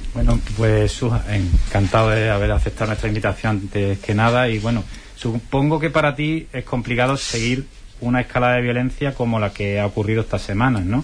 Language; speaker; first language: Spanish; native; Spanish